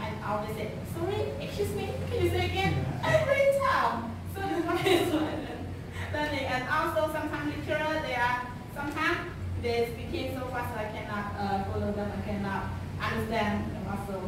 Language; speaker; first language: English; non-native, learner; Khmer